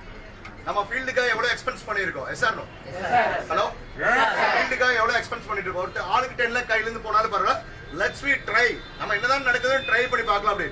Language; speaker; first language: Tamil; native; Tamil